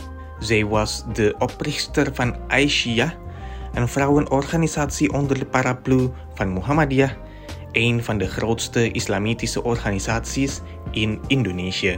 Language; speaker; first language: Dutch; non-native, fluent; Indonesian